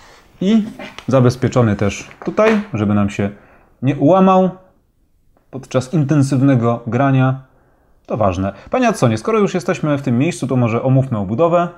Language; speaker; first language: Polish; native; Polish